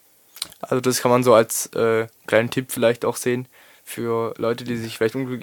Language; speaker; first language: German; native; German